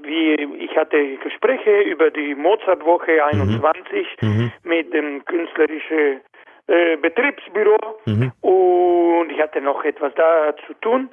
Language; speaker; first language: German; non-native, learner; Spanish